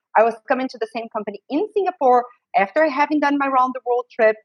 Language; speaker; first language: English; non-native, fluent; Portuguese